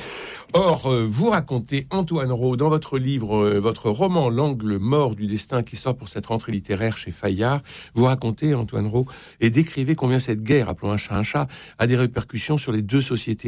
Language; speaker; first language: French; native; French